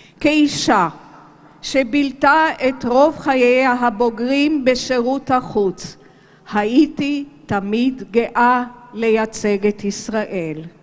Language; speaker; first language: Hebrew; early bilingual, other home language; Romanian